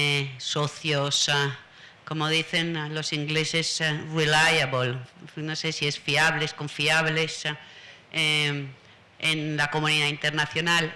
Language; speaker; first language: Spanish; native; Spanish